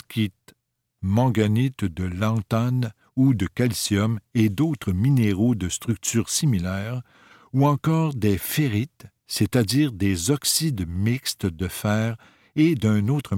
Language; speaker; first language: French; native; French